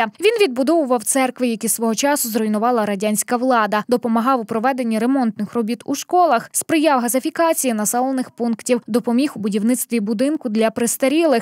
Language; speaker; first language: Ukrainian; native; Ukrainian